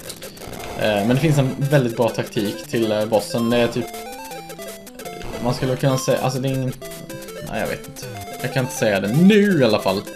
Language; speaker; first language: Swedish; native; Swedish